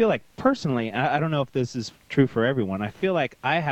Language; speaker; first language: English; native; English